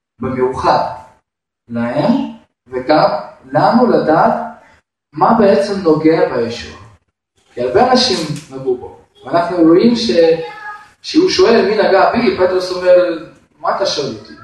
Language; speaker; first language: Hebrew; non-native, fluent; Russian